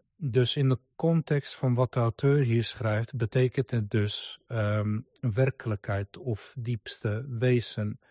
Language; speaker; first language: Dutch; non-native, fluent; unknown